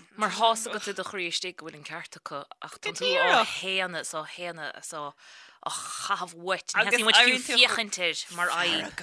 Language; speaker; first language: Irish; native; Irish